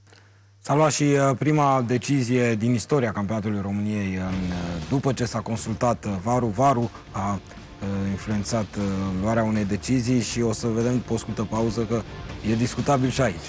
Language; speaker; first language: Romanian; native; Romanian